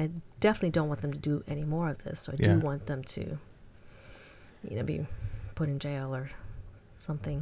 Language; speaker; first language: English; early bilingual, other home language; Chinese